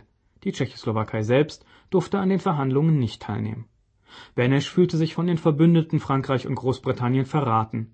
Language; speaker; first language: German; native; German